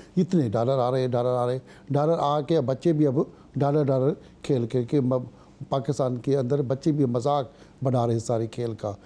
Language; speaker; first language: Urdu; non-native, local second language; Sindhi